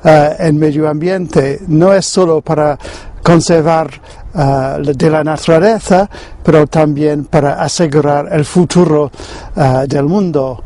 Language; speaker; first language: Spanish; non-native, fluent; English